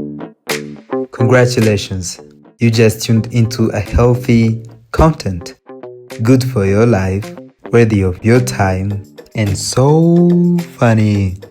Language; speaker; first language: English; non-native, local second language; Kinyarwanda